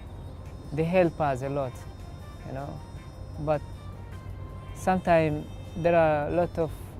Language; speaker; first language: English; non-native, learner; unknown